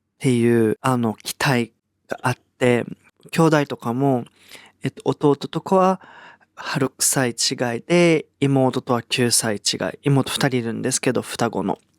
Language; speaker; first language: Japanese; early bilingual, other home language; Portuguese